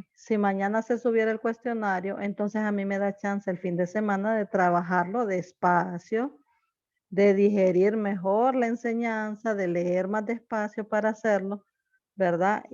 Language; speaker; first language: Spanish; native; Spanish